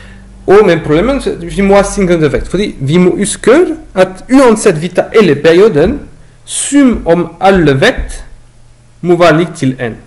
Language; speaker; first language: Norwegian; non-native, fluent; French